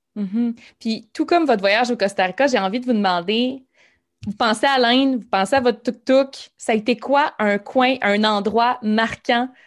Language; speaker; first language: French; native; French